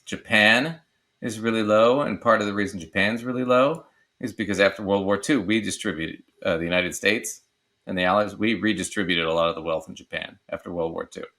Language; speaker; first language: English; native; English